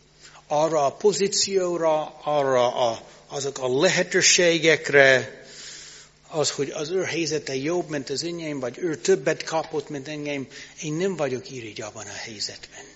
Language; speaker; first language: Hungarian; non-native, learner; English